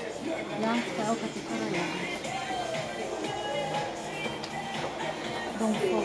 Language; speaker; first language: Swedish; non-native, learner; Chinese